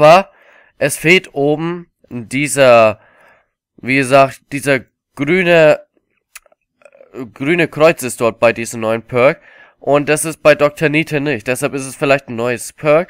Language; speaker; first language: German; native; German